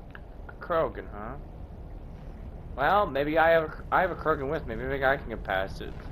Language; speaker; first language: English; native; English